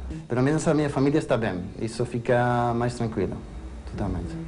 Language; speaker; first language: Portuguese; non-native, fluent; Spanish